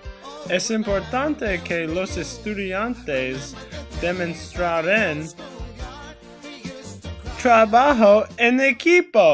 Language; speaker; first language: Spanish; non-native, learner; English